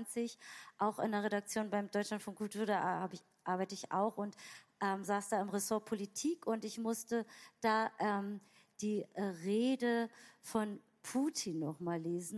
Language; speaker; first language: German; native; German